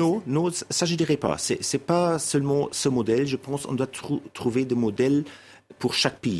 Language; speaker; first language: French; non-native, fluent; German